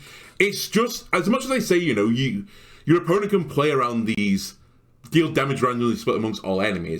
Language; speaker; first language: English; native; English